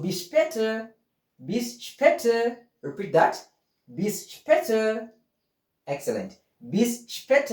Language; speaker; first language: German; non-native, fluent; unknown